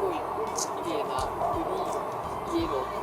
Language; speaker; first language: Japanese; native; Japanese